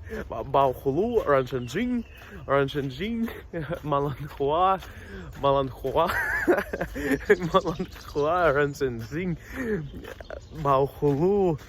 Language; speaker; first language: Chinese; non-native, learner; Russian